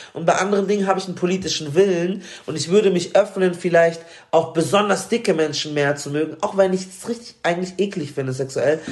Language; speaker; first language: German; early bilingual, other home language; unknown